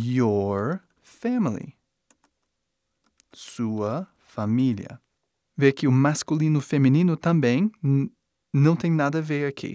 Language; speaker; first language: Portuguese; non-native, fluent; English